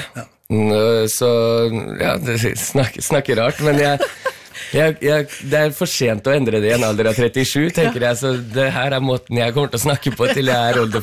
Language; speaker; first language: Norwegian; early bilingual, heritage; Norwegian